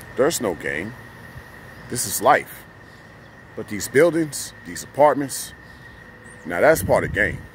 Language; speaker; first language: English; native; English